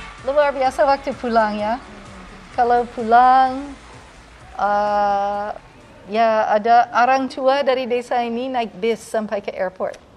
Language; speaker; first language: Indonesian; non-native, fluent; English